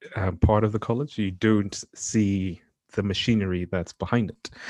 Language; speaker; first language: English; non-native, local second language; Yoruba